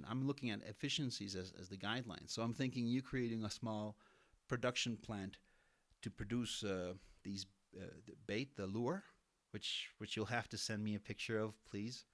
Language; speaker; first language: English; non-native, fluent; Spanish